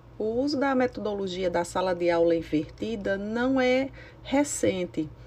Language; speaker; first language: Portuguese; native; Portuguese